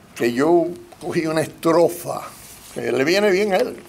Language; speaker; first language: Spanish; native; Spanish